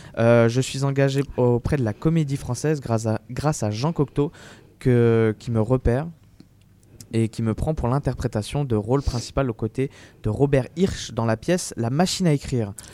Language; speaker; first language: French; native; French